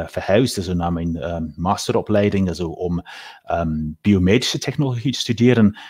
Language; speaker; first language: Dutch; non-native, fluent; English